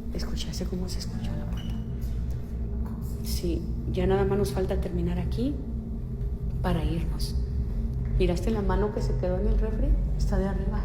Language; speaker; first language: Spanish; native; Spanish